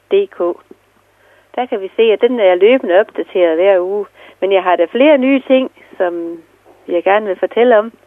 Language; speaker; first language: Danish; native; Danish